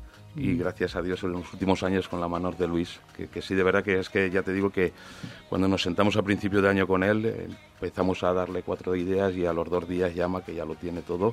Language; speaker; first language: Spanish; native; Spanish